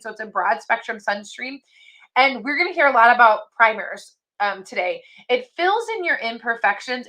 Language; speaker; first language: English; native; English